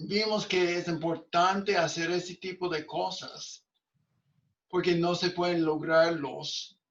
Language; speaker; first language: Spanish; non-native, fluent; English